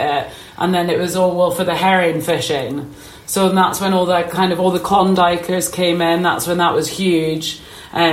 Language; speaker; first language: English; native; English